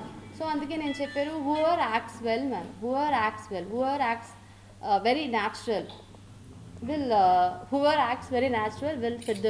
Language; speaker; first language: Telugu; non-native, learner; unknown